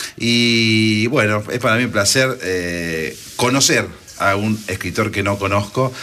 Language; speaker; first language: Spanish; native; Spanish